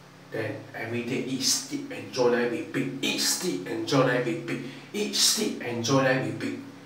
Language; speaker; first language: English; non-native, local second language; Chinese